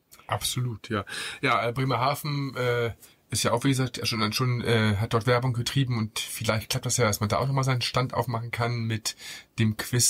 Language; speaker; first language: German; native; German